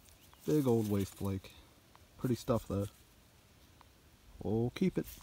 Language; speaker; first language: English; native; English